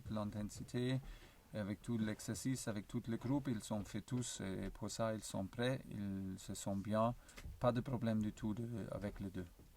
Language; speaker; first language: French; non-native, learner; German